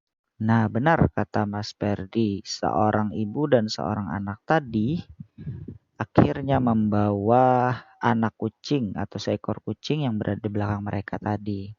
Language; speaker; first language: Indonesian; native; Indonesian